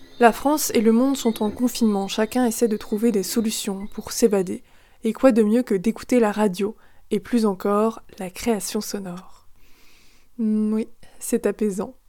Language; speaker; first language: French; native; French